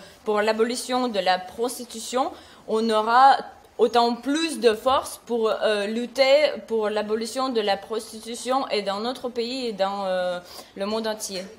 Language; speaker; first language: French; non-native, fluent; Russian